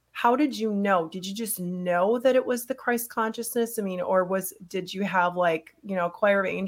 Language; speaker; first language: English; native; English